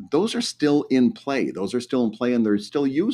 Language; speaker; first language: English; native; English